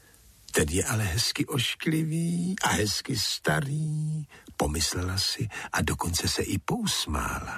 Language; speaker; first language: Czech; native; Czech